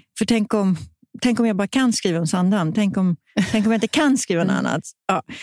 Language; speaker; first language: Swedish; native; Swedish